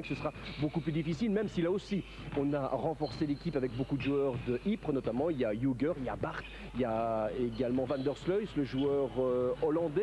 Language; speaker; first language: French; native; French